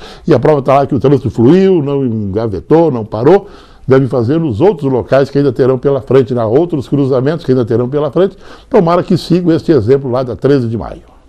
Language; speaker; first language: Portuguese; native; Portuguese